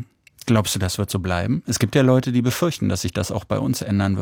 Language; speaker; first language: German; native; German